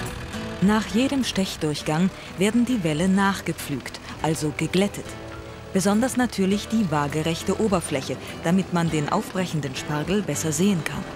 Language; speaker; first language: German; native; German